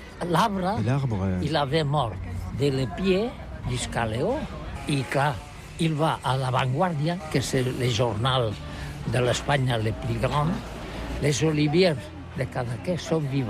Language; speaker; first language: French; non-native, learner; Catalan